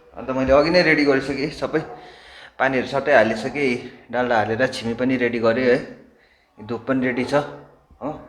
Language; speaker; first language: Nepali; native; Nepali